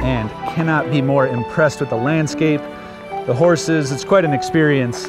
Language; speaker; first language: English; native; English